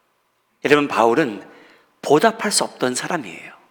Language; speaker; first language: Korean; native; Korean